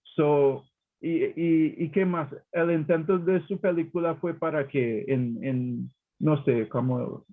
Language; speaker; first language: Spanish; non-native, learner; English